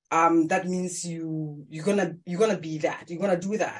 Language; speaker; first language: English; non-native, local second language; Tswana